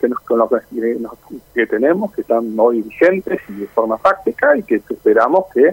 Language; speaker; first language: Spanish; native; Spanish